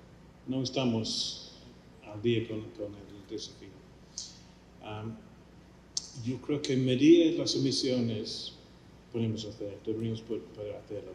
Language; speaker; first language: Spanish; non-native, fluent; English